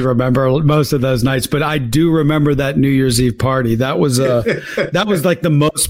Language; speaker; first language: English; native; English